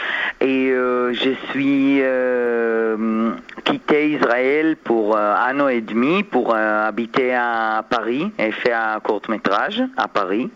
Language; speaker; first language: French; non-native, learner; Hebrew